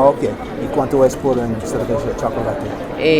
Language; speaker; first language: Spanish; non-native, learner; English